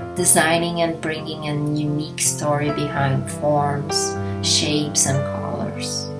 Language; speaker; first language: English; non-native, fluent; Portuguese